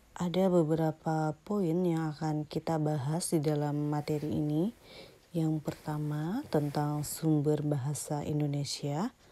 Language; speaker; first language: Indonesian; native; Indonesian